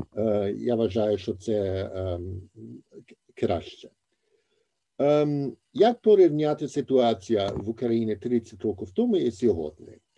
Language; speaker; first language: Ukrainian; non-native, fluent; German